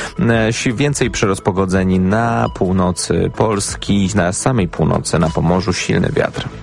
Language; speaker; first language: Polish; native; Polish